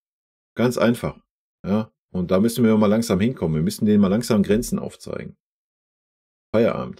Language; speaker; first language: German; native; German